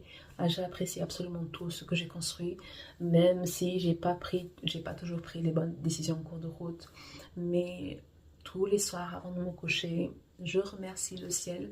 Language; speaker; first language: French; non-native, fluent; Portuguese